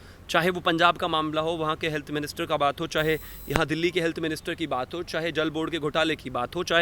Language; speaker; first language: Hindi; native; Hindi